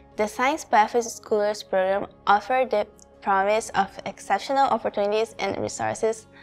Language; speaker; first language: English; non-native, fluent; Portuguese